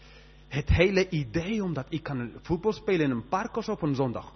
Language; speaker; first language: Dutch; non-native, fluent; Spanish